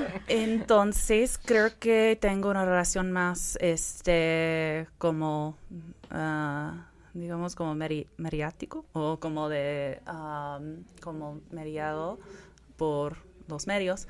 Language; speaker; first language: Spanish; non-native, fluent; English